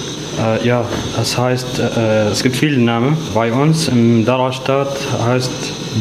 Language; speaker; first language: German; non-native, learner; Arabic